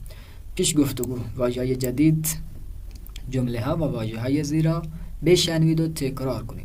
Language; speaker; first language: Persian; non-native, fluent; Urdu